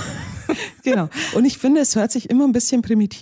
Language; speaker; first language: German; native; German